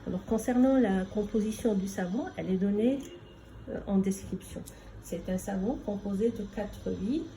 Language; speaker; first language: French; non-native, local second language; Arabic